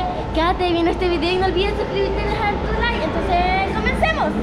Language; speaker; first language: Spanish; native; Spanish